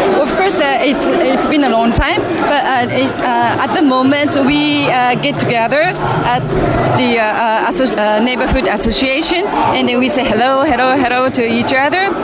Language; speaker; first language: English; non-native, learner; Japanese